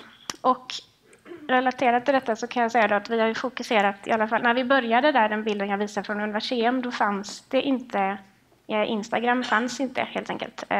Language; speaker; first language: Swedish; native; Swedish